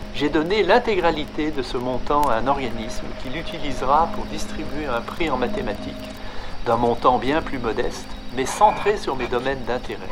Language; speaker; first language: French; native; French